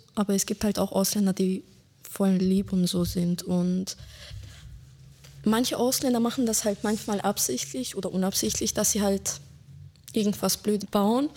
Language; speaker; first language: German; early bilingual, other home language; Bosnian